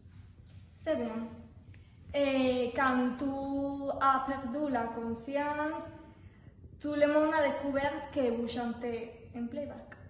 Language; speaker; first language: French; non-native, learner; Spanish